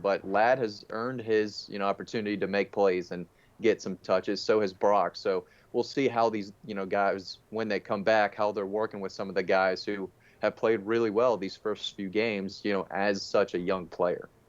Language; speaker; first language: English; native; English